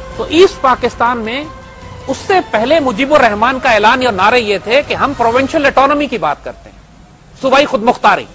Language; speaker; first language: Urdu; native; Urdu